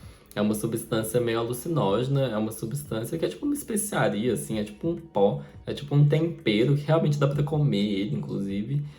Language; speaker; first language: Portuguese; native; Portuguese